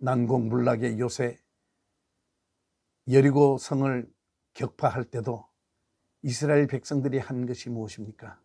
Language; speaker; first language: Korean; native; Korean